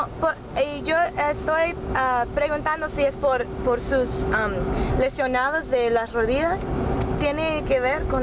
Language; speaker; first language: Spanish; non-native, learner; English